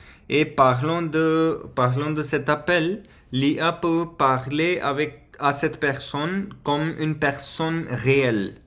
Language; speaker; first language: French; non-native, fluent; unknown